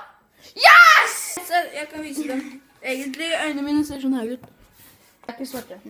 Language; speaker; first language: Norwegian; non-native, fluent; Arabic